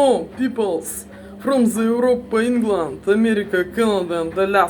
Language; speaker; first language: English; non-native, learner; Russian